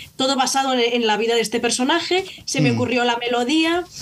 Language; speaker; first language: Spanish; native; Spanish